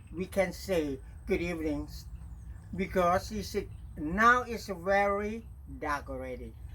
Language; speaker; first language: English; non-native, learner; Thai